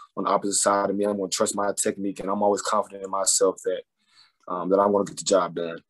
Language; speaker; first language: English; native; English